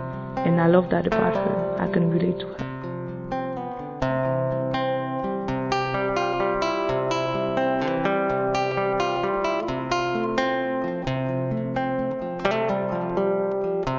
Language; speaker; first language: English; non-native, local second language; French